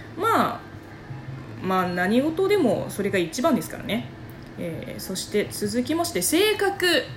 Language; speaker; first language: Japanese; non-native, fluent; Chinese